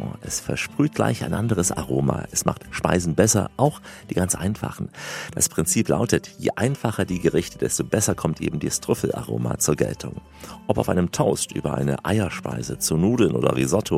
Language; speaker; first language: German; native; German